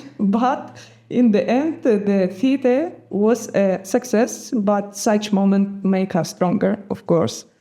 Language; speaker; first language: English; non-native, fluent; Gagauz